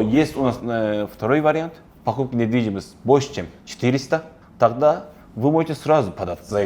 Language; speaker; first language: Russian; non-native, learner; Turkish